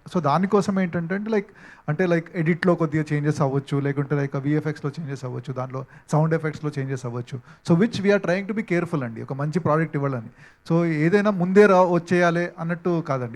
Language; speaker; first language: Telugu; native; Telugu